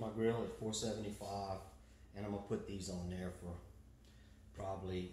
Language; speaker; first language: English; native; English